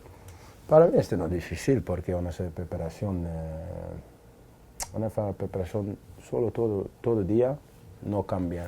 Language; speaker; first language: Spanish; non-native, learner; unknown